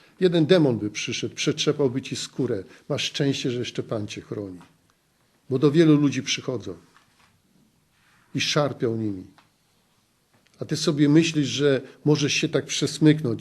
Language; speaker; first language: Polish; native; Polish